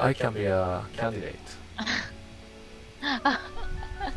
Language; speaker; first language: English; non-native, learner; Japanese